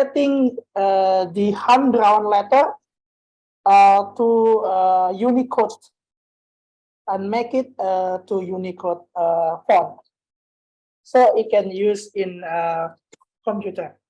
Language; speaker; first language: English; non-native, learner; Indonesian